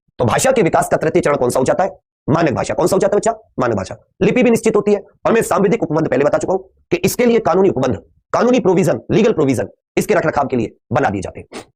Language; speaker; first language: Hindi; native; Hindi